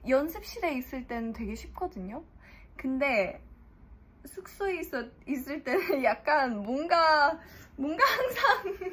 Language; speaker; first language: Korean; early bilingual, heritage; English